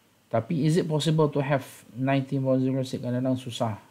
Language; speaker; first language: English; non-native, local second language; Malay